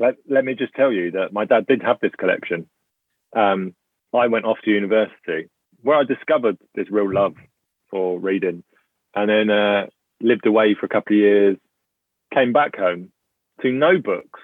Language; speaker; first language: English; native; English